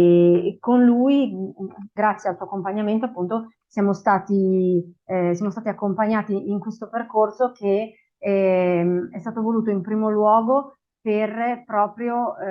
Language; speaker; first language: Italian; native; Italian